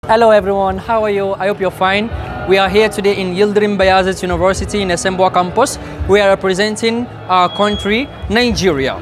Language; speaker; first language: English; non-native, local second language; Yoruba